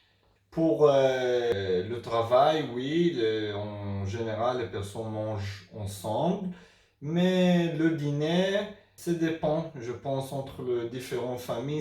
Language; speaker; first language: French; non-native, learner; Hebrew